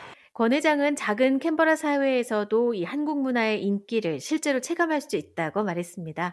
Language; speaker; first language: Korean; native; Korean